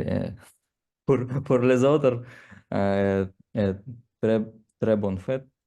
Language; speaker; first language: French; non-native, learner; Russian